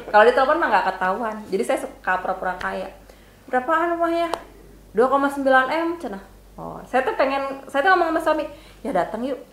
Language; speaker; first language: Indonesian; native; Indonesian